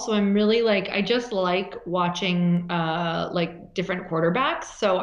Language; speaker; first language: English; native; English